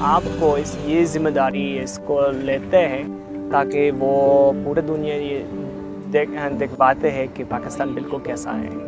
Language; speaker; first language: Urdu; non-native, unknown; English